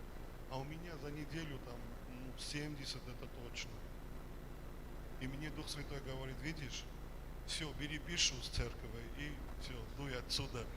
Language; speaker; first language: Russian; non-native, fluent; Armenian